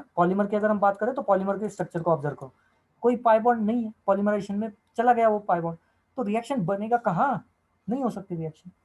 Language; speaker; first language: Hindi; non-native, local second language; Marathi